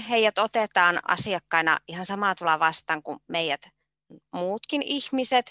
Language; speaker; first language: Finnish; native; Finnish